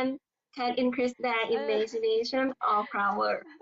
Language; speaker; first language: English; non-native, learner; Thai